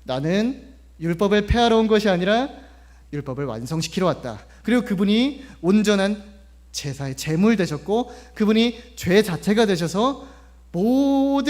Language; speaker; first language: Korean; native; Korean